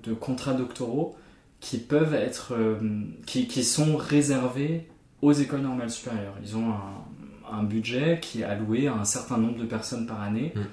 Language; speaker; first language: French; non-native, fluent; German